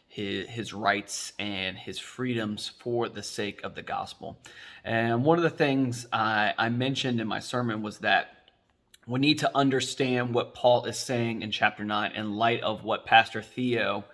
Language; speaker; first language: English; native; English